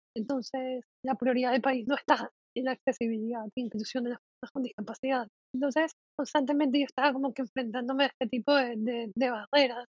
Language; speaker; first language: Spanish; native; Spanish